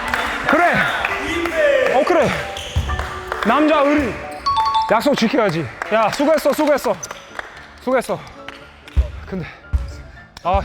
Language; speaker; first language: Korean; non-native, fluent; English